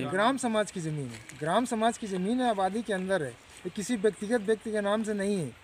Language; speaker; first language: Hindi; native; Hindi